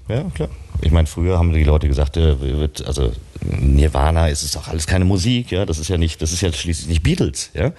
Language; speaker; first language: German; native; German